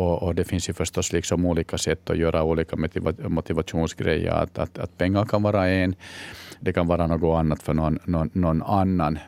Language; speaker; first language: Swedish; native; Swedish